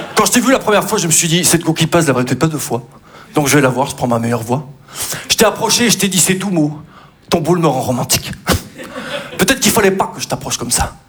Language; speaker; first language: French; native; French